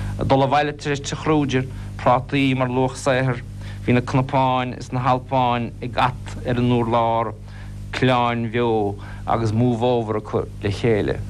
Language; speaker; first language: Irish; non-native, local second language; English